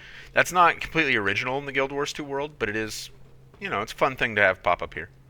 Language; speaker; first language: English; native; English